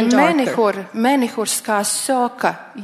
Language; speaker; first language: Swedish; non-native, learner; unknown